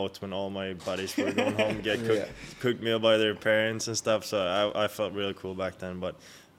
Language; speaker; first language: English; non-native, fluent; Swedish